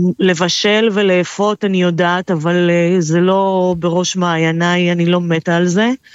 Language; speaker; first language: Hebrew; non-native, fluent; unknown